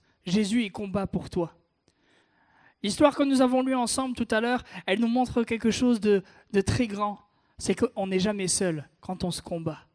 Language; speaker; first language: French; native; French